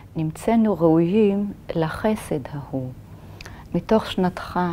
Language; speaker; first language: Hebrew; native; Hebrew